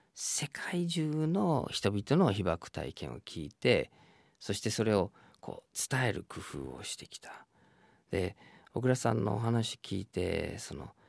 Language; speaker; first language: Japanese; non-native, fluent; English